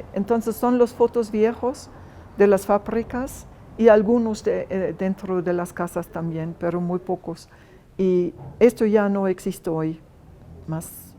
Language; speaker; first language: Spanish; non-native, fluent; German